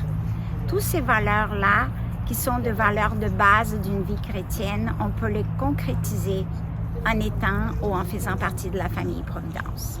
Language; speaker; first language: French; native; French